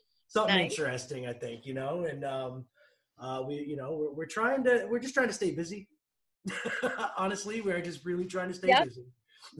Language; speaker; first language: English; native; English